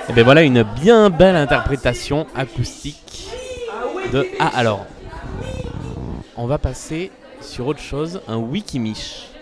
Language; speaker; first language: French; native; French